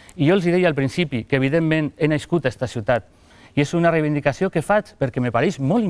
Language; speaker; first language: Catalan; non-native, local second language; Spanish